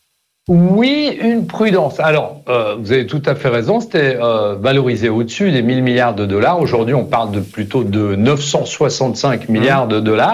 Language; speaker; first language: French; native; French